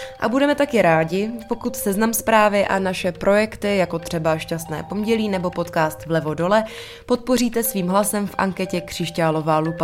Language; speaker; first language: Czech; native; Czech